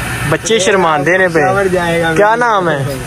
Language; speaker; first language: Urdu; non-native, local second language; Punjabi